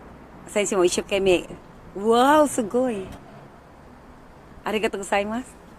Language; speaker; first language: Japanese; non-native, learner; Filipino